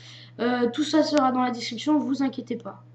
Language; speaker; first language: French; native; French